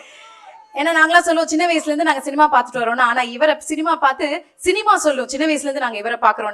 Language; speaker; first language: Tamil; native; Tamil